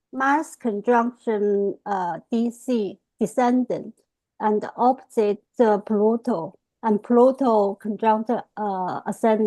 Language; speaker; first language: English; non-native, fluent; Chinese